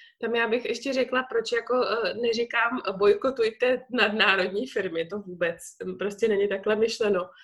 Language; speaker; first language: Czech; native; Czech